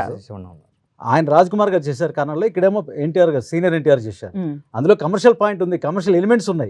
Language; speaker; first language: Telugu; native; Telugu